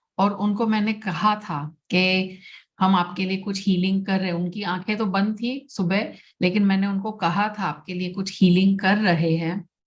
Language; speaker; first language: Hindi; non-native, local second language; Gujarati